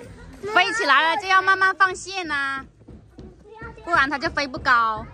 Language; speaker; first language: Chinese; native; Chinese